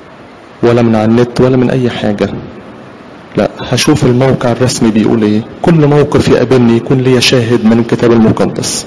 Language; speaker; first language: Arabic; native; Arabic